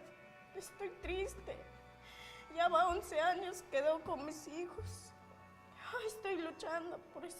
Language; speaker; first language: Spanish; non-native, local second language; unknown